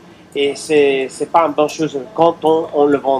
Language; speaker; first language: French; non-native, fluent; Italian